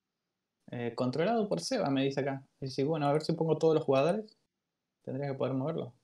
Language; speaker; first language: Spanish; native; Spanish